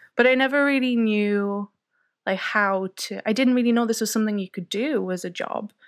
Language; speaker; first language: English; native; English